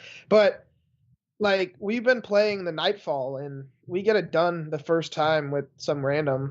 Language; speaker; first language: English; native; English